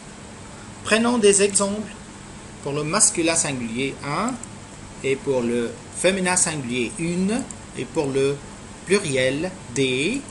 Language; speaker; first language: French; non-native, fluent; Arabic